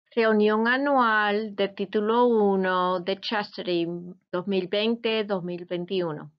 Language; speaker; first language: Spanish; non-native, fluent; English